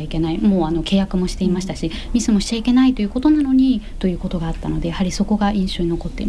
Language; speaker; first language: Japanese; native; Japanese